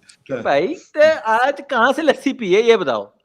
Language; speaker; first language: Hindi; native; Hindi